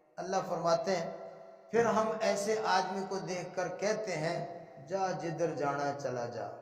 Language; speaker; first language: Urdu; non-native, local second language; Punjabi